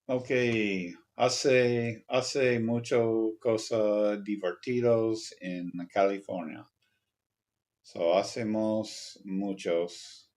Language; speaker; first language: Spanish; non-native, learner; English